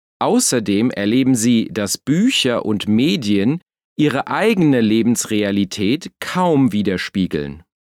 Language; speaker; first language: German; native; German